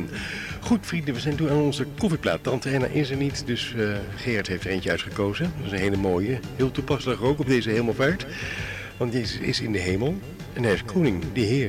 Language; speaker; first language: Dutch; native; Dutch